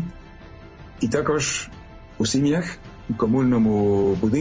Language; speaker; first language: Ukrainian; non-native, learner; French